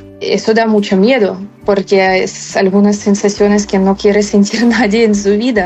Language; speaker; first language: Spanish; non-native, fluent; Ukrainian